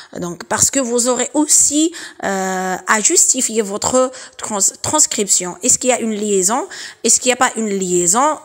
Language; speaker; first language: French; non-native, local second language; Arabic